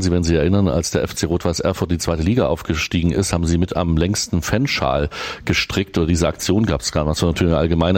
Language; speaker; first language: German; native; German